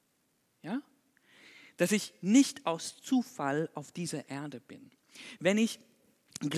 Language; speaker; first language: German; non-native, fluent; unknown